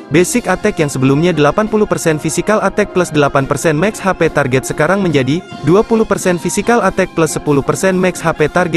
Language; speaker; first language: Indonesian; native; Indonesian